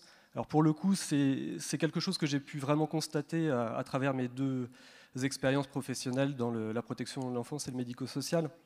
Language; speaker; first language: French; native; French